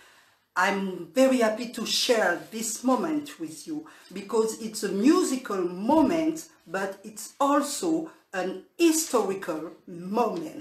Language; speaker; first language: English; non-native, learner; French